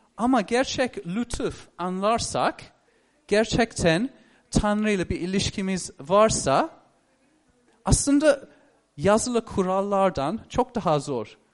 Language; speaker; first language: Turkish; non-native, fluent; English